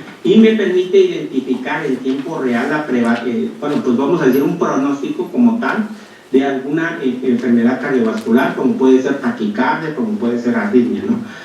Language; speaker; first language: Spanish; native; Spanish